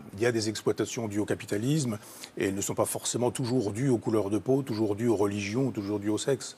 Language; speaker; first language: French; native; French